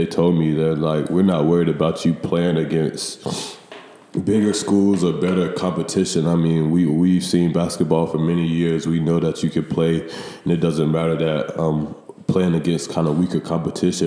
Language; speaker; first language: English; native; English